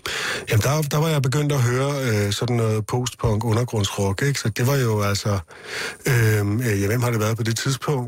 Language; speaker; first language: Danish; native; Danish